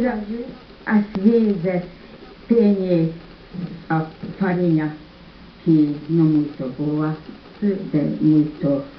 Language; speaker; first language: Portuguese; non-native, learner; German